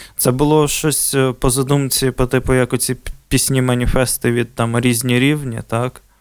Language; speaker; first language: Ukrainian; native; Ukrainian